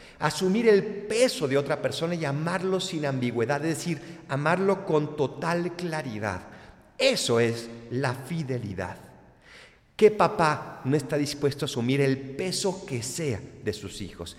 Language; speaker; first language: Spanish; native; Spanish